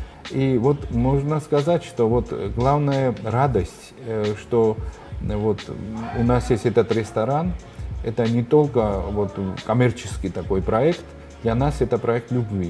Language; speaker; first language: Russian; non-native, fluent; Georgian